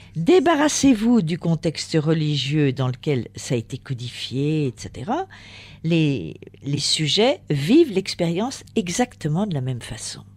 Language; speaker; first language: French; native; French